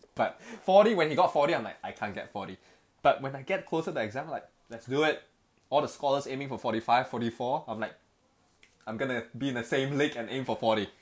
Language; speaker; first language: English; non-native, local second language; Cantonese